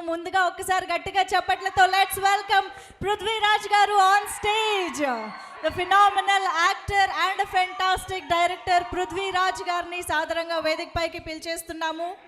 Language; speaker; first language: Telugu; native; Telugu